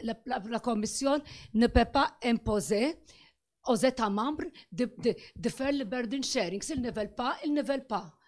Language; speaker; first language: French; non-native, fluent; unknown